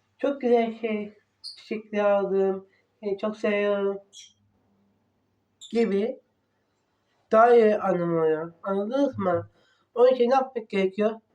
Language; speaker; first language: Turkish; non-native, learner; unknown